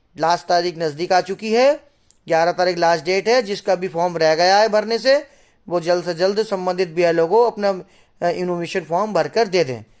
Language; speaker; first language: Hindi; native; Hindi